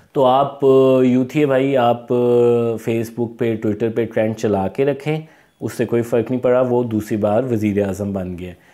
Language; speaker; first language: Urdu; non-native, local second language; Punjabi